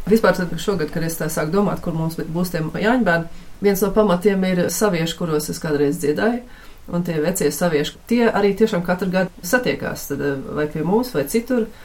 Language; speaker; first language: Latvian; early bilingual, heritage; Latvian